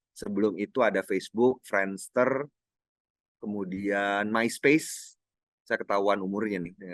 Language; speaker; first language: Indonesian; non-native, local second language; Minangkabau